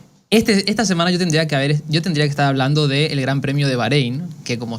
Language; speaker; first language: Spanish; native; Spanish